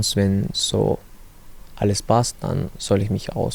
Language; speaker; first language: German; non-native, learner; Chechen